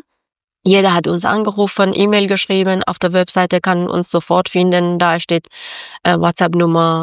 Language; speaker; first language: German; non-native, learner; Persian